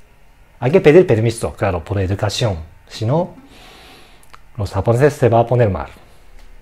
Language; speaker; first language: Spanish; non-native, learner; Japanese